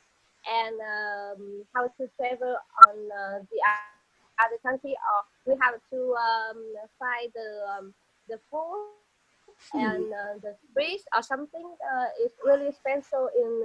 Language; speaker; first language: English; non-native, learner; Vietnamese